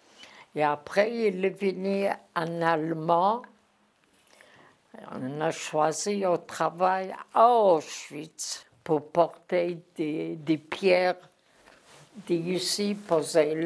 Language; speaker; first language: French; non-native, learner; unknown